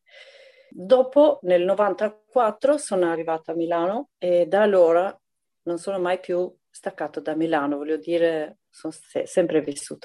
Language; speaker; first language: Italian; non-native, fluent; Albanian